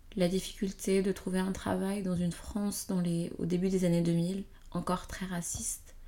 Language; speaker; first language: French; native; French